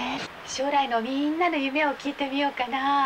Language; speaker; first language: Japanese; native; Japanese